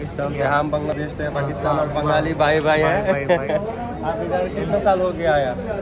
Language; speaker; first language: Hindi; non-native, learner; Bangla